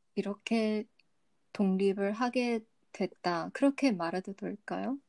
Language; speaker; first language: Korean; non-native, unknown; Vietnamese